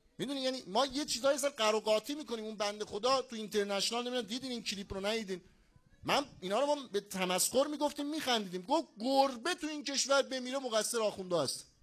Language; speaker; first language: Persian; non-native, local second language; Azerbaijani